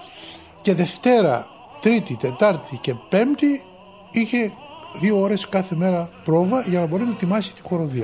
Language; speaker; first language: Greek; native; Greek